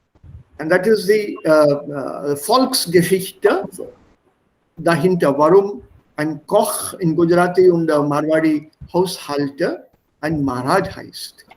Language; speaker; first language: German; non-native, fluent; Hindi